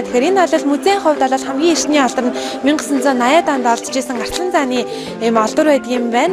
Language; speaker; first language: Mongolian; native; Mongolian